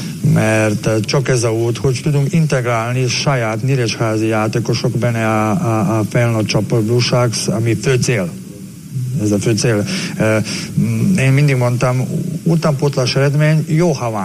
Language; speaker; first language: Hungarian; non-native, learner; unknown